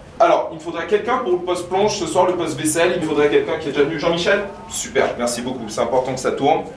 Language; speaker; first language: French; native; French